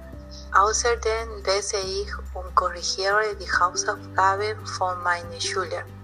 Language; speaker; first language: German; non-native, learner; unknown